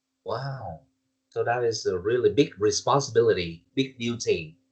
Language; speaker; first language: English; non-native, learner; Vietnamese